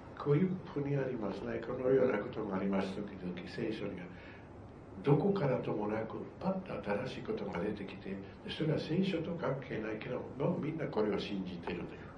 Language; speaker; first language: Japanese; non-native, fluent; Spanish